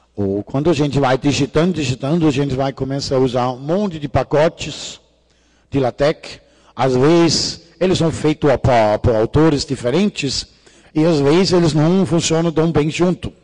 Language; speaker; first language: Portuguese; non-native, fluent; Danish